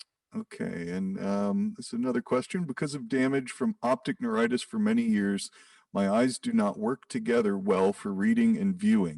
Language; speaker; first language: English; native; English